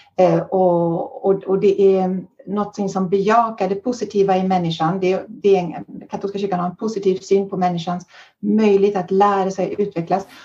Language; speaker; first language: Swedish; early bilingual, heritage; Swedish